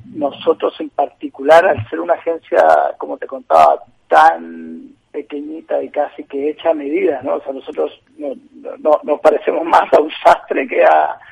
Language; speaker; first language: Spanish; native; Spanish